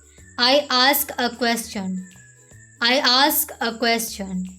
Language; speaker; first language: English; non-native, local second language; Hindi